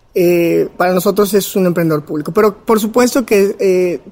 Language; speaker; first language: Spanish; native; Spanish